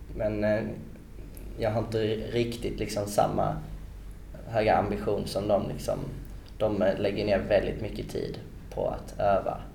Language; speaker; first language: Swedish; native; Swedish